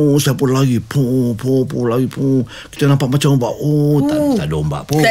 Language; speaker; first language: Malay; native; Malay